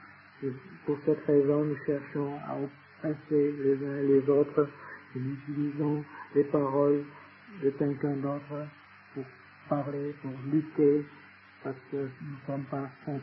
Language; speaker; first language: French; non-native, fluent; Vietnamese